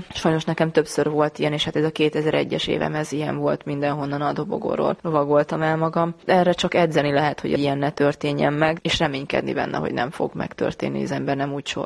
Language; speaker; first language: Hungarian; native; Hungarian